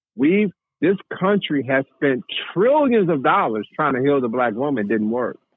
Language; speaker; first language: English; native; English